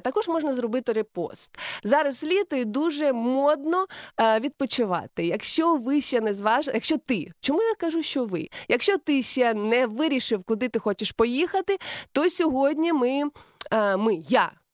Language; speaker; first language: Ukrainian; native; Ukrainian